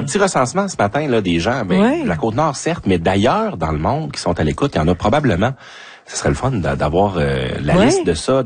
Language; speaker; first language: French; native; French